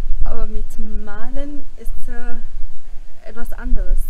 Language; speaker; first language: German; non-native, learner; Arabic